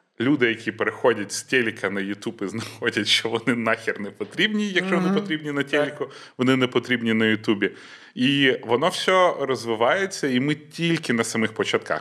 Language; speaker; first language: Ukrainian; native; Ukrainian